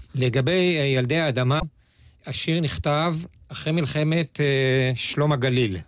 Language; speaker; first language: Hebrew; native; Hebrew